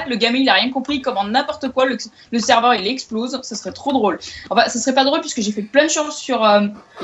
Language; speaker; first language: French; native; French